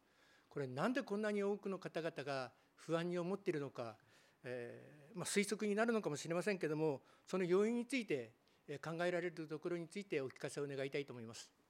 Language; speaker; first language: Japanese; native; Japanese